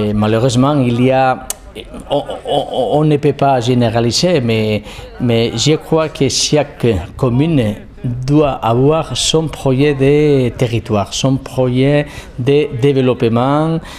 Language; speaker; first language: French; non-native, fluent; Spanish